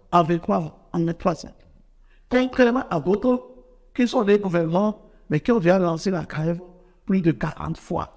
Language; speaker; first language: French; non-native, local second language; Fon